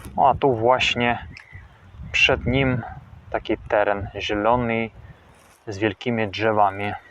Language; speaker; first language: Polish; non-native, fluent; Russian